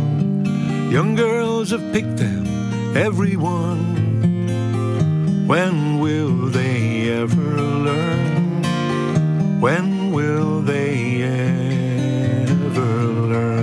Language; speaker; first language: English; native; English